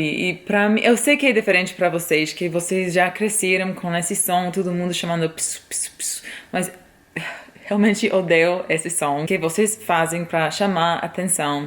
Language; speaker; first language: Portuguese; non-native, fluent; English